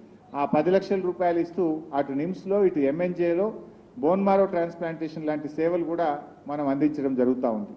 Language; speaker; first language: Telugu; native; Telugu